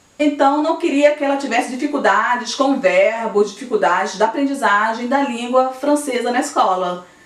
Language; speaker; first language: Portuguese; native; Portuguese